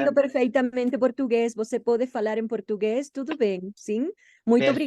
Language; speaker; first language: Portuguese; non-native, fluent; Spanish